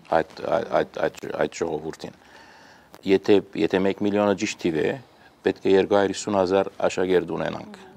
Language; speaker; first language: Armenian; early bilingual, heritage; Armenian